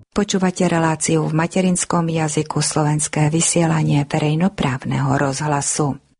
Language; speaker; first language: Slovak; early bilingual, heritage; Slovak